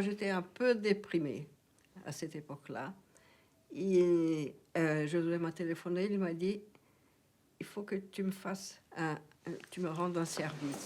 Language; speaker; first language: French; non-native, fluent; Portuguese